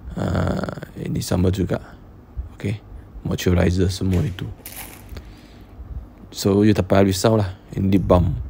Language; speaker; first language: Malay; non-native, local second language; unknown